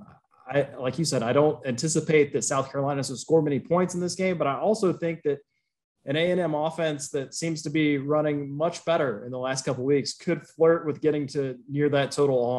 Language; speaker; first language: English; native; English